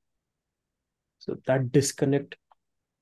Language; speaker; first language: English; non-native, local second language; Kannada